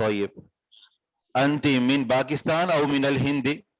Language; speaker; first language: Arabic; non-native, fluent; Urdu